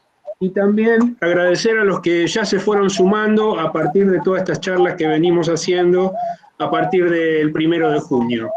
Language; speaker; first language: Spanish; native; Spanish